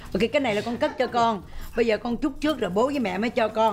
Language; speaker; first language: Vietnamese; native; Vietnamese